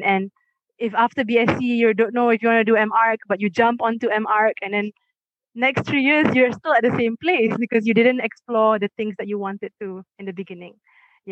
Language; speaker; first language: English; non-native, local second language; Malay